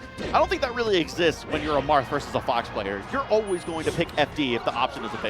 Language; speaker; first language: English; native; English